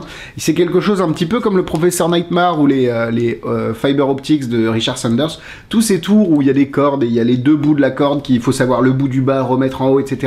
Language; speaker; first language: French; native; French